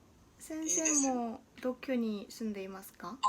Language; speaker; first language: Japanese; non-native, learner; Korean